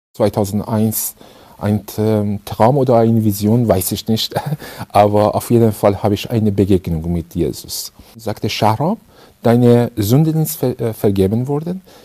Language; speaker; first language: German; non-native, fluent; Persian